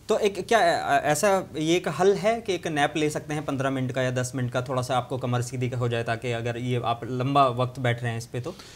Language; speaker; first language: Hindi; non-native, local second language; Urdu